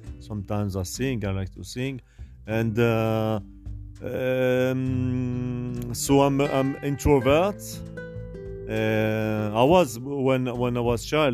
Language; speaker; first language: English; non-native, learner; French